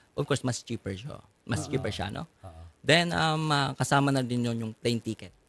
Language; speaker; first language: Filipino; native; Filipino